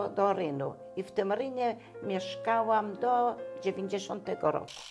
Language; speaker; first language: Polish; non-native, local second language; German